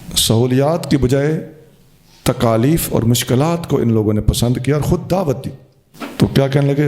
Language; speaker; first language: Urdu; non-native, local second language; Punjabi